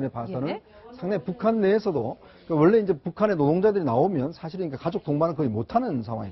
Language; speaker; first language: Korean; native; Korean